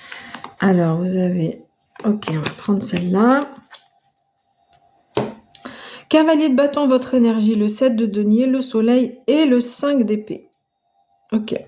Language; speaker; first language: French; native; French